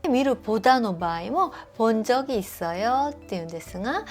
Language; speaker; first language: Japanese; non-native, fluent; Korean